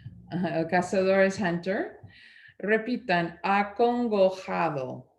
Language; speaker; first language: Spanish; non-native, fluent; English